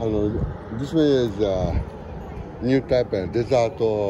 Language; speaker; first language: English; non-native, learner; Japanese